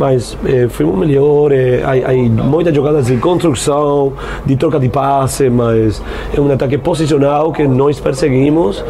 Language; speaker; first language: Portuguese; non-native, fluent; Spanish